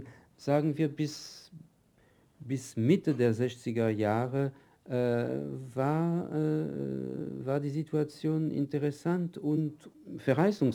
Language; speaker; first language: German; non-native, fluent; French